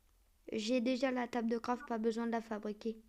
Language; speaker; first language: French; native; French